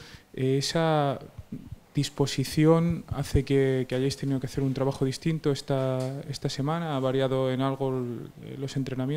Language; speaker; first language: Spanish; native; Spanish